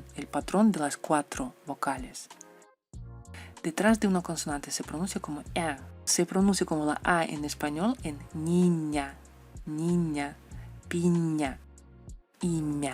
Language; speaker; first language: Spanish; non-native, fluent; Russian